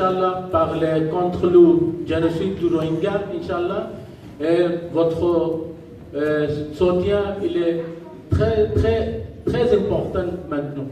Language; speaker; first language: French; non-native, learner; Rohingya